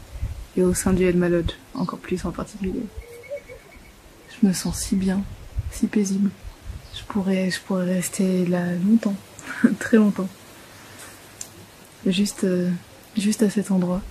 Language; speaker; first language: French; native; French